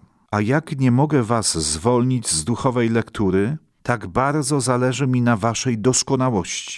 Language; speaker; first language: Polish; native; Polish